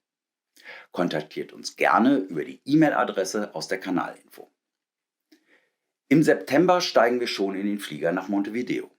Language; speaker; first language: German; native; German